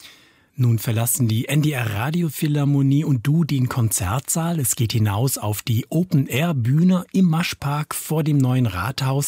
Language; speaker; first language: German; native; German